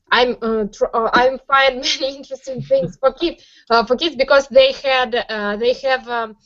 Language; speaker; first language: English; non-native, learner; Russian